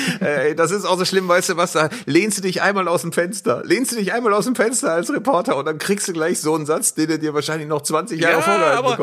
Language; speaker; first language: German; native; German